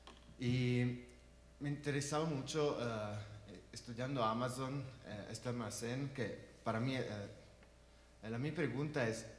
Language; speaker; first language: Spanish; non-native, learner; Italian